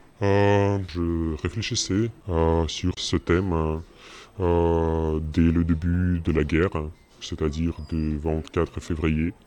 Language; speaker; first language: French; non-native, fluent; Russian